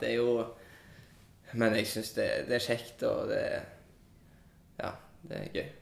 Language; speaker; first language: Norwegian; native; Norwegian